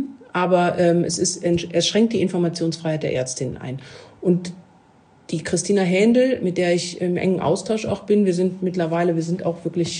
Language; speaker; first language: German; native; German